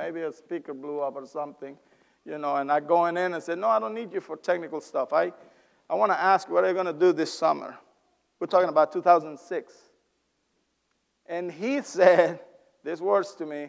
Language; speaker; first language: English; non-native, fluent; Spanish